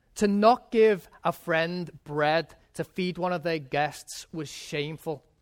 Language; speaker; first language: English; native; English